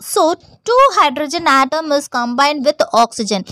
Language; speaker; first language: English; non-native, local second language; Tamil